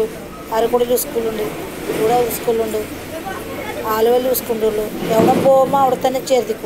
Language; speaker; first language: Malayalam; non-native, local second language; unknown